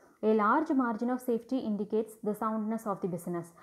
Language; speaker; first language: English; non-native, local second language; Malayalam